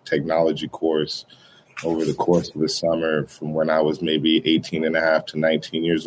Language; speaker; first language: English; native; English